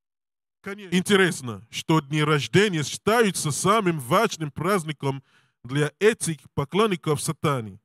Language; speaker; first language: Russian; non-native, learner; English